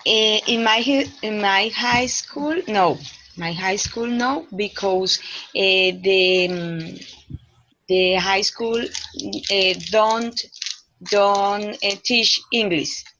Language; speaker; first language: English; non-native, learner; Spanish